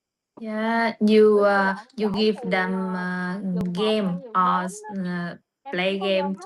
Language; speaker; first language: English; non-native, learner; Vietnamese